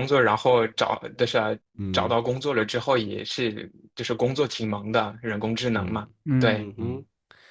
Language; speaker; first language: Chinese; non-native, fluent; French